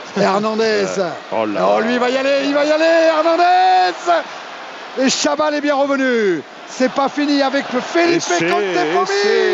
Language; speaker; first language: French; native; French